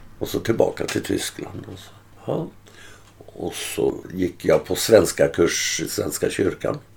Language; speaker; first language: Swedish; early bilingual, other home language; German